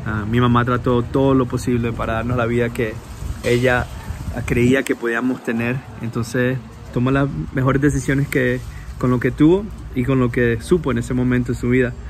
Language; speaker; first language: Spanish; early bilingual, heritage; Spanish